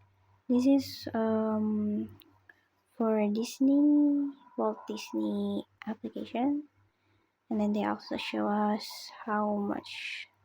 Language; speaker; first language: English; non-native, learner; Indonesian